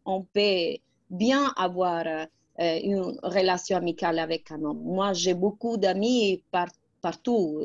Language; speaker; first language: French; non-native, fluent; Italian